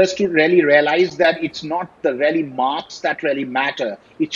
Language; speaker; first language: English; non-native, local second language; Hindi